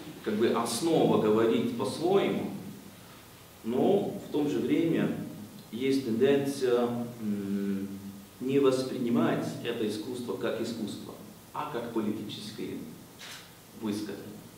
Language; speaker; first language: Russian; non-native, fluent; Swedish